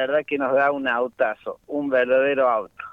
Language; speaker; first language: Spanish; native; Spanish